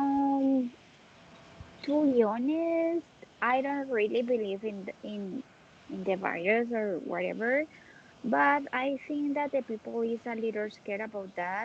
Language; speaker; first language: English; non-native, learner; Spanish